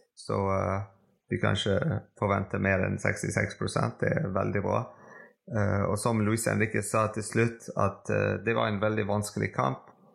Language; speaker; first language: Norwegian; non-native, fluent; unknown